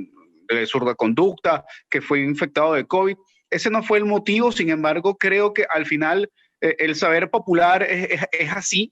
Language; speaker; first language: Spanish; native; Spanish